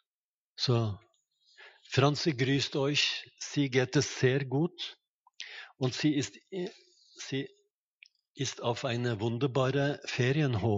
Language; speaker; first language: German; non-native, fluent; Norwegian